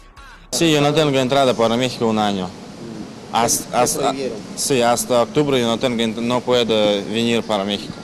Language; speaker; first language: Spanish; non-native, learner; Russian